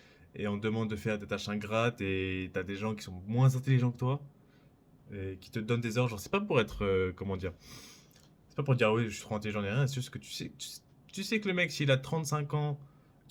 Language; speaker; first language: French; native; French